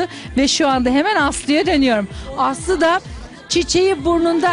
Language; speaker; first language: Turkish; native; Turkish